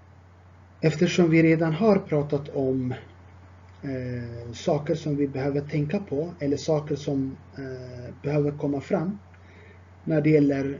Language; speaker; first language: Swedish; non-native, fluent; Tigrinya